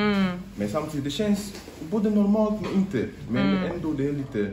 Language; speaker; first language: Swedish; non-native, local second language; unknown